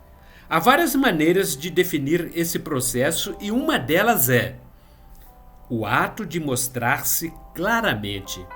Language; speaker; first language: Portuguese; native; Portuguese